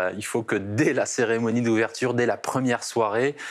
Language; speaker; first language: French; native; French